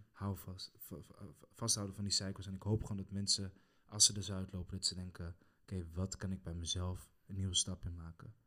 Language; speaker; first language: Dutch; early bilingual, other home language; Kabuverdianu